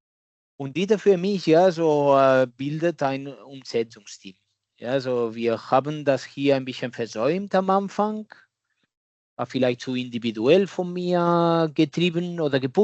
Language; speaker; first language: German; non-native, fluent; Catalan